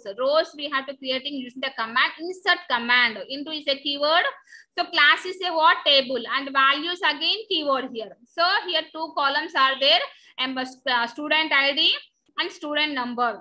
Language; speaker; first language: English; non-native, local second language; Telugu